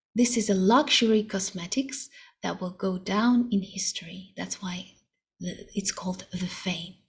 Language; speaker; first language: English; non-native, fluent; Russian